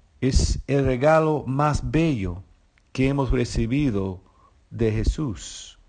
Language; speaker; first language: Spanish; non-native, fluent; English